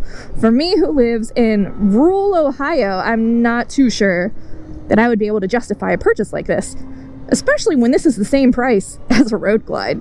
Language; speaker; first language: English; native; English